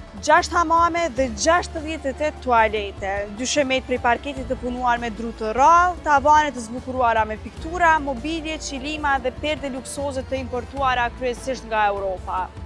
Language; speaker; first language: Albanian; native; Albanian